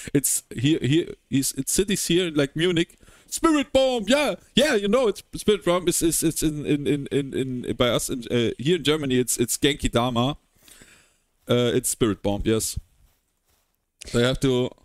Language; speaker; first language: English; non-native, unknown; German